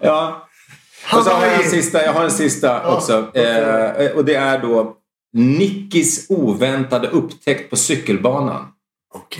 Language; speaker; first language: Swedish; native; Swedish